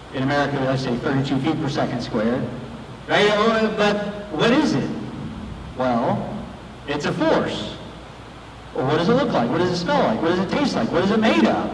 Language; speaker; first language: English; native; English